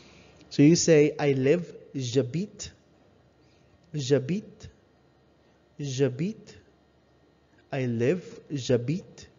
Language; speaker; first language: French; non-native, learner; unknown